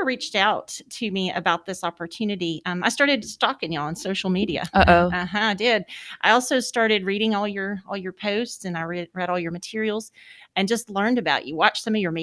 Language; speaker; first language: English; native; English